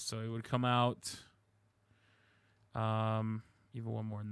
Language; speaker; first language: English; native; English